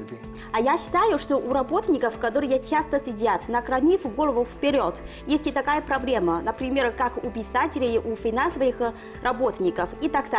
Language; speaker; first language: Russian; non-native, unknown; Chinese